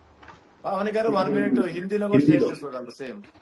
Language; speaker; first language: Telugu; native; Telugu